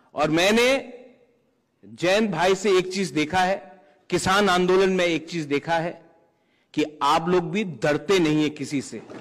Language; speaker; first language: Hindi; non-native, local second language; Kok Borok